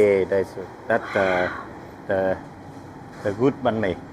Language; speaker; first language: English; non-native, learner; Vietnamese